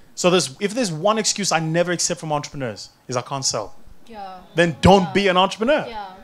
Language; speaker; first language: English; non-native, local second language; Zulu